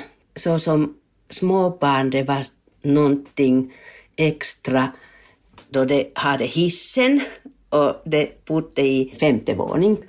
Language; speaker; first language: Swedish; non-native, learner; Finnish